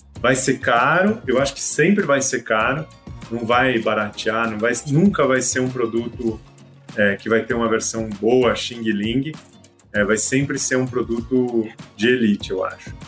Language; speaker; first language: Portuguese; native; Portuguese